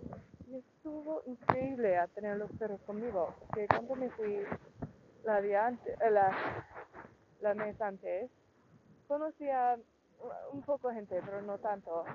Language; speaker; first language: Spanish; non-native, learner; English